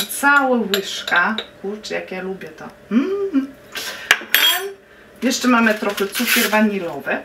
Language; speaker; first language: Polish; non-native, learner; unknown